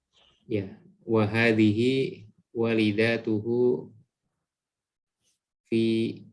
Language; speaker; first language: Arabic; non-native, learner; Indonesian